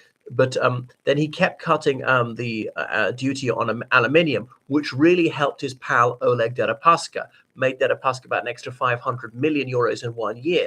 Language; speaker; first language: English; native; English